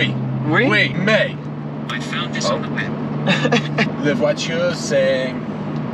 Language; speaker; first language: French; non-native, learner; English